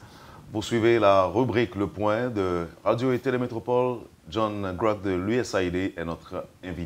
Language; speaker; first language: French; non-native, local second language; Haitian Creole